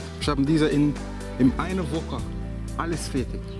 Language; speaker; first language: German; non-native, learner; English